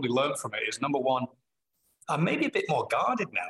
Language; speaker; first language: English; native; English